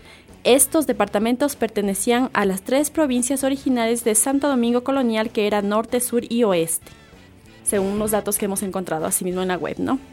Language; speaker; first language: Spanish; native; Spanish